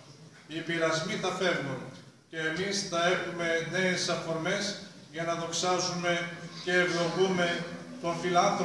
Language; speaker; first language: Greek; native; Greek